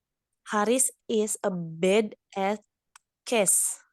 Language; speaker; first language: English; non-native, learner; Indonesian